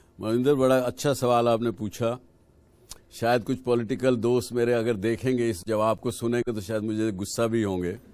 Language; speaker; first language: Hindi; native; Hindi